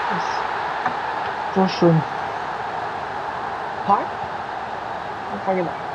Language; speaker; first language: German; native; German